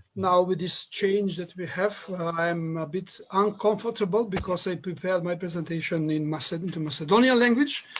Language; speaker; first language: English; non-native, fluent; Macedonian